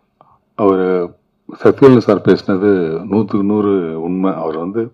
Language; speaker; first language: Tamil; native; Tamil